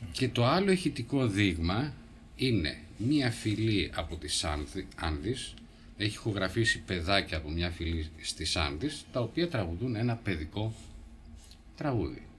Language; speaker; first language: Greek; native; Greek